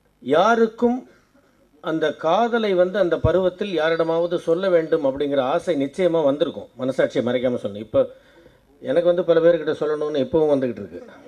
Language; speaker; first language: Tamil; native; Tamil